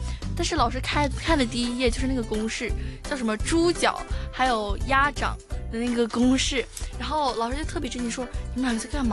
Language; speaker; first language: Chinese; native; Chinese